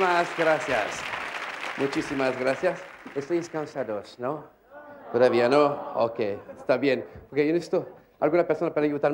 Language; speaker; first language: Spanish; non-native, learner; French